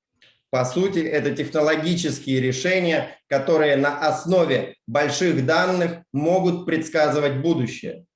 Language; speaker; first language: Russian; native; Russian